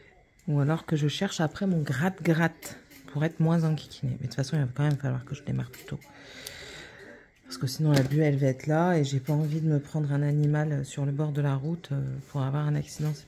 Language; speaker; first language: French; native; French